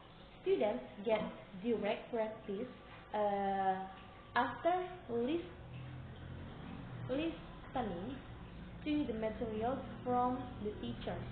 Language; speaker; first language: English; non-native, learner; Indonesian